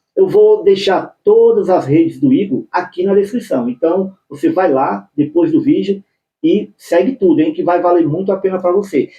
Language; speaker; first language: Portuguese; native; Portuguese